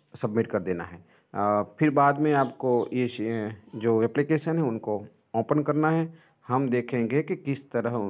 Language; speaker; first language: Hindi; non-native, local second language; Gujarati